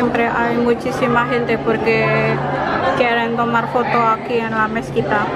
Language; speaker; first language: Spanish; non-native, learner; Indonesian